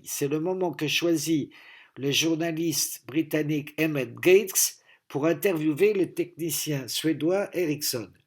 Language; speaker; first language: French; native; French